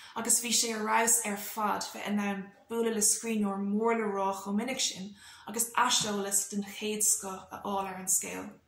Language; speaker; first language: Irish; non-native, local second language; English